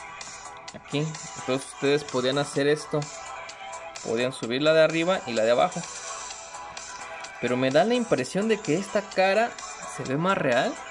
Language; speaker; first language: Spanish; native; Spanish